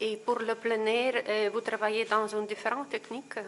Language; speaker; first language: French; non-native, learner; Russian